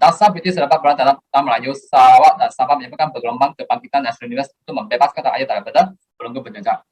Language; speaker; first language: Malay; non-native, local second language; Chinese